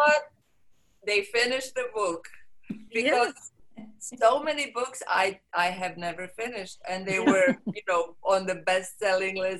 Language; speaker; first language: English; non-native, fluent; Serbian